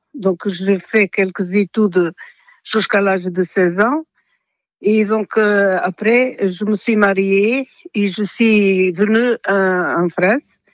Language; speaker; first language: French; non-native, fluent; Portuguese